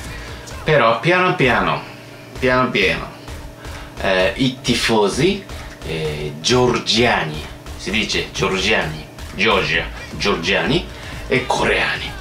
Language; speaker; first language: Italian; non-native, learner; Japanese